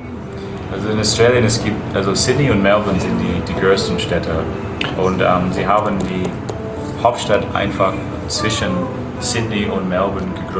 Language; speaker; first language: German; non-native, fluent; English